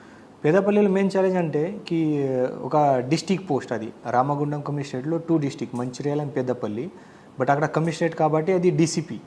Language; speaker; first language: Telugu; non-native, fluent; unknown